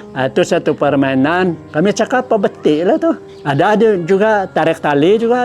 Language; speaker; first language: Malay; non-native, local second language; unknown